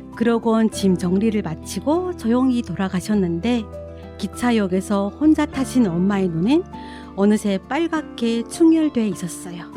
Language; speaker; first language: Korean; non-native, fluent; Chinese